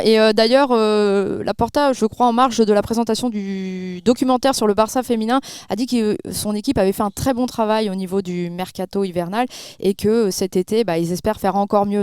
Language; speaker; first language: French; native; French